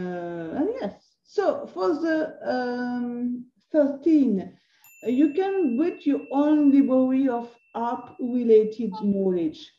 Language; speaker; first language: English; non-native, learner; French